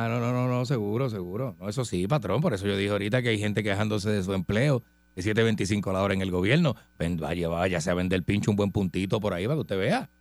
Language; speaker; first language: Spanish; native; Spanish